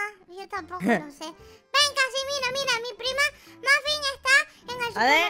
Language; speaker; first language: Spanish; native; Spanish